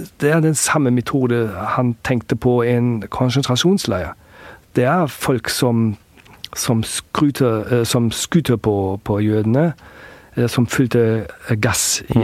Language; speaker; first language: Norwegian; early bilingual, heritage; German